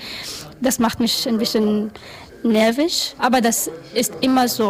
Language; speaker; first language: German; non-native, learner; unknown